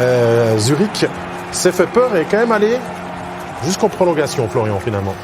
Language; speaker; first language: French; native; French